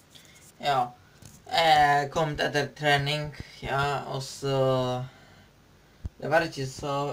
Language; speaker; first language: Norwegian; non-native, learner; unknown